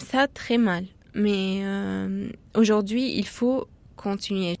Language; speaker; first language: French; non-native, fluent; Arabic